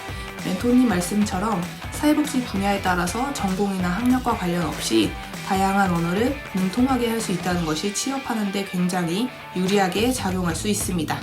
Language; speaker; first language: Korean; native; Korean